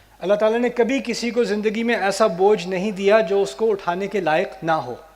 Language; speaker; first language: Urdu; native; Urdu